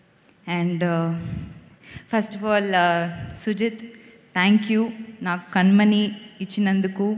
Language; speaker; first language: Telugu; non-native, learner; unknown